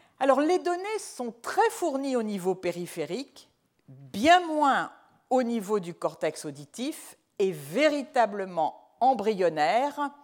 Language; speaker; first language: French; native; French